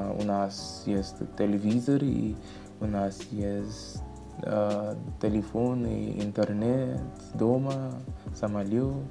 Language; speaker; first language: Russian; non-native, learner; English